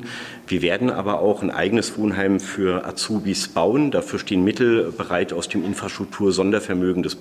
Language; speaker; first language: German; native; German